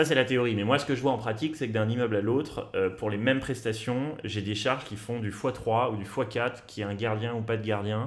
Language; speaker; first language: French; native; French